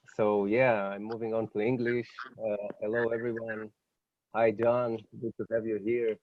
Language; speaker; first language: English; non-native, fluent; Hebrew